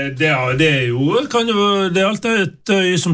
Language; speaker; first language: Norwegian; native; Norwegian